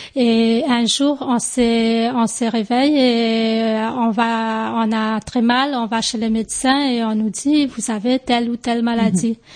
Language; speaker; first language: French; non-native, local second language; Morisyen